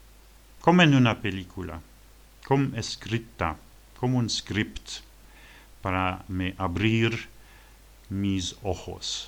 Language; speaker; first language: Spanish; non-native, learner; French